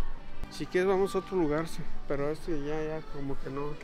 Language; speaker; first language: Spanish; native; Spanish